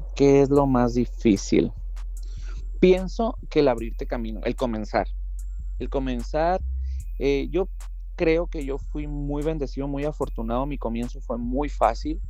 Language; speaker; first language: Spanish; native; Spanish